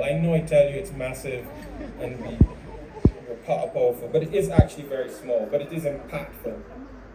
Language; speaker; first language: English; native; English